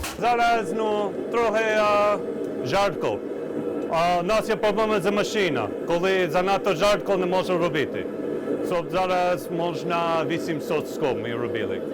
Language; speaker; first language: Ukrainian; non-native, learner; English